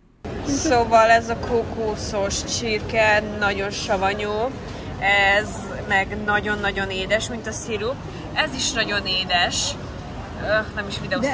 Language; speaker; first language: Hungarian; early bilingual, heritage; Hungarian